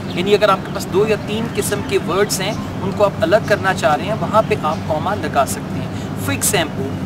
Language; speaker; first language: Urdu; native; Urdu